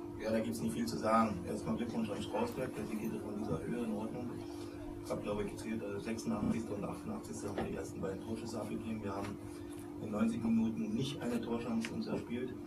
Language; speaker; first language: German; native; German